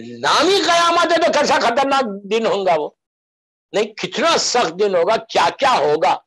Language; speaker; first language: Urdu; native; Urdu